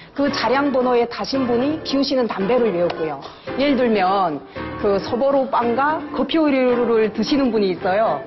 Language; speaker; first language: Korean; native; Korean